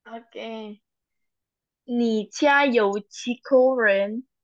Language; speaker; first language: Chinese; non-native, fluent; Indonesian